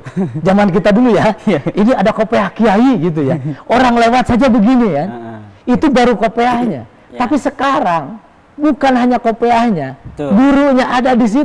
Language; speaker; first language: Indonesian; native; Indonesian